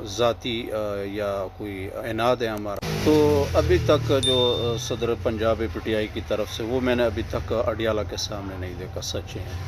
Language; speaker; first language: Urdu; non-native, local second language; Pashto